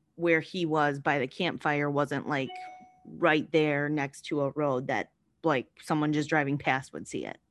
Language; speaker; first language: English; native; English